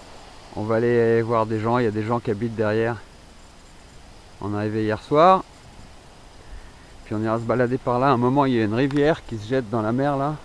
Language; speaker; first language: French; native; French